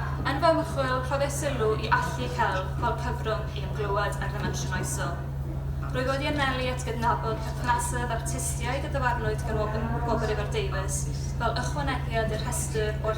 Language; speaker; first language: Welsh; native; Welsh